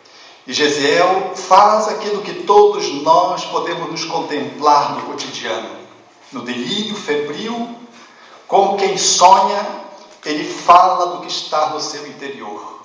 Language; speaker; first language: Portuguese; native; Portuguese